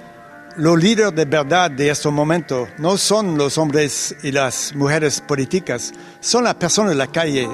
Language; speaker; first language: Spanish; non-native, fluent; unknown